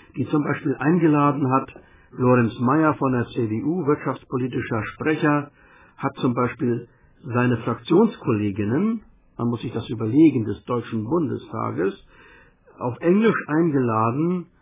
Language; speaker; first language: German; native; German